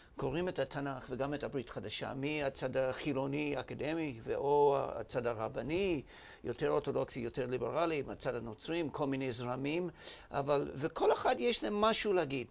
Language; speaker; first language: Hebrew; non-native, fluent; English